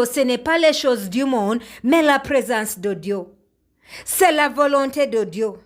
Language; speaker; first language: French; non-native, learner; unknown